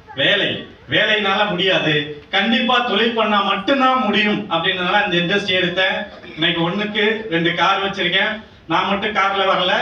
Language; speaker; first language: Tamil; native; Tamil